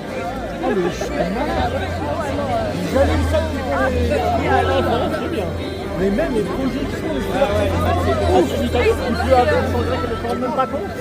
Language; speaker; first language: French; native; French